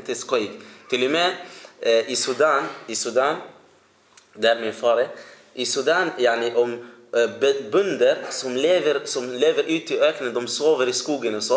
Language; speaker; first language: Swedish; early bilingual, other home language; Arabic